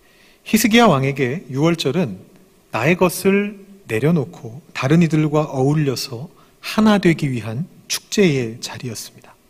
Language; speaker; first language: Korean; native; Korean